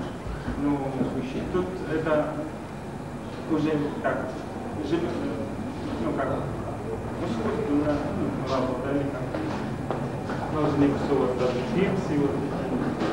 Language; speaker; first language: Russian; non-native, learner; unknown